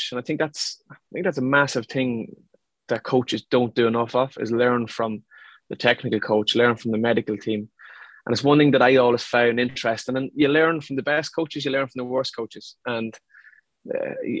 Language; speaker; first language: English; native; English